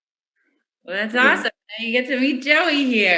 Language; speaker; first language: English; native; English